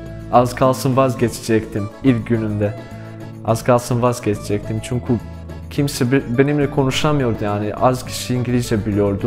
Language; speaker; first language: Turkish; non-native, fluent; Bosnian